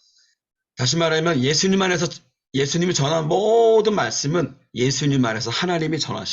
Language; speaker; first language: Korean; native; Korean